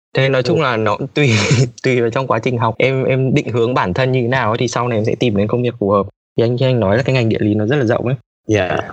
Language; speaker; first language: Vietnamese; native; Vietnamese